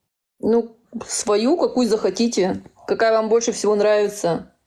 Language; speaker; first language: Russian; native; Russian